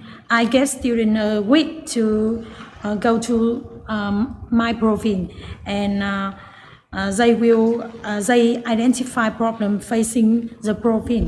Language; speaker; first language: English; non-native, learner; Vietnamese